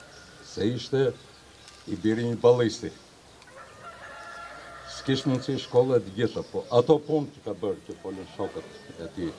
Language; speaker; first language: Albanian; native; Albanian